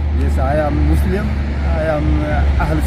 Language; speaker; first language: English; non-native, learner; Soninke